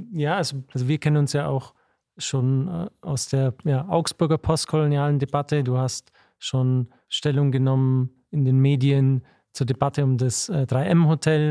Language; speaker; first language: German; native; German